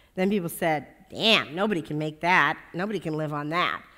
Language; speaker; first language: English; native; English